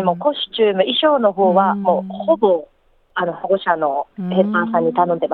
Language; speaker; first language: Japanese; native; Japanese